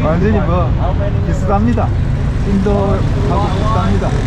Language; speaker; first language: Korean; native; Korean